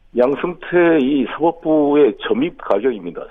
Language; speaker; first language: Korean; native; Korean